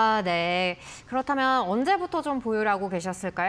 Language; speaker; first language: Korean; native; Korean